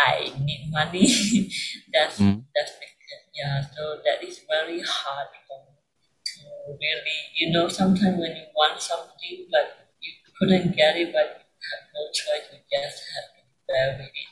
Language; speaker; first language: English; non-native, local second language; Chinese